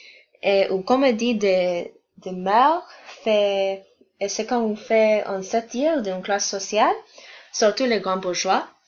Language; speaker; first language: French; non-native, learner; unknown